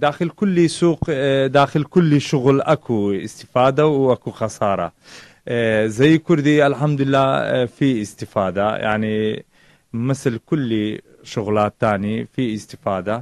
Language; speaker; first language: Arabic; non-native, local second language; Kurdish